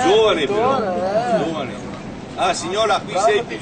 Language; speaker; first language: Italian; native; Italian